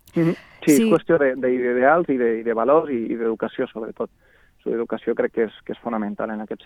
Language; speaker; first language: Catalan; native; Catalan